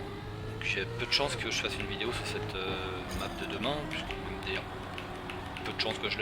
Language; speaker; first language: French; native; French